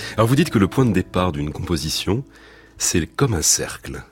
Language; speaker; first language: French; native; French